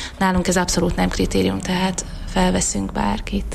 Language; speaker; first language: Hungarian; native; Hungarian